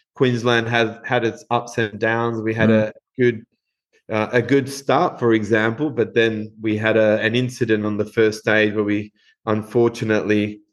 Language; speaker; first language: English; non-native, fluent; Spanish